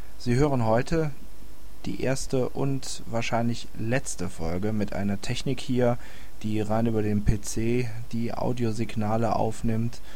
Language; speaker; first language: German; native; German